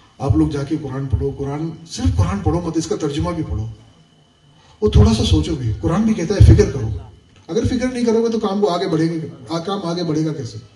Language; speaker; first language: Urdu; non-native, local second language; Memoni